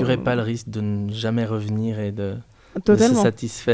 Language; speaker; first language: French; native; French